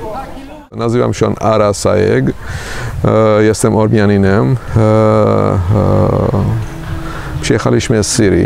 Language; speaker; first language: Polish; non-native, fluent; Armenian